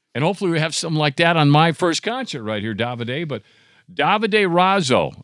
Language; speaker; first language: English; non-native, fluent; Italian